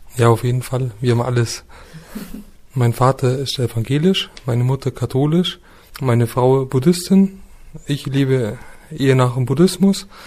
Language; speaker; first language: German; native; German